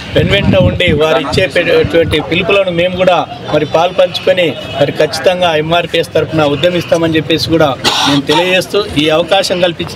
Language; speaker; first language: Telugu; native; Telugu